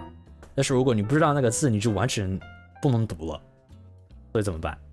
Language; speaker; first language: Chinese; non-native, learner; English